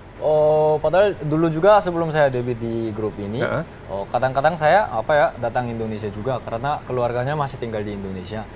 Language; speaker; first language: Indonesian; early bilingual, heritage; Indonesian